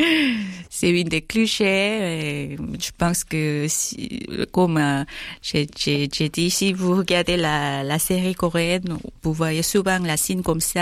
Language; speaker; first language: French; non-native, fluent; Korean